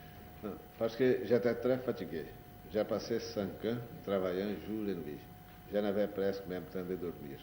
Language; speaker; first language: French; non-native, learner; Portuguese